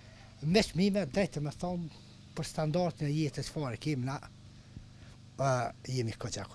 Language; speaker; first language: Albanian; native; Albanian